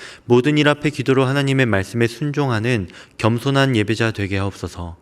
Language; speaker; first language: Korean; native; Korean